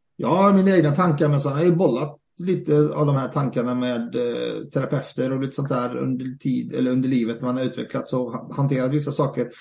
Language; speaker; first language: Swedish; early bilingual, other home language; Arabic